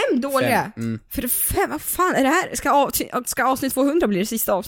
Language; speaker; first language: Swedish; native; Swedish